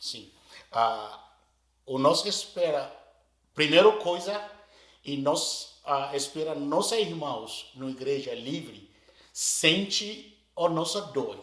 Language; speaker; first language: Portuguese; non-native, learner; Arabic